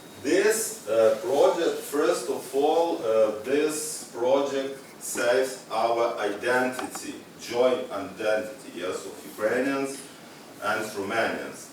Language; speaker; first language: English; non-native, learner; Ukrainian